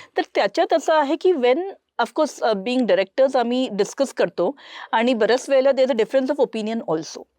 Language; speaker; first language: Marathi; non-native, local second language; Marwari